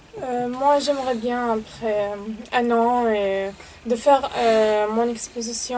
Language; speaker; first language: French; non-native, learner; Arabic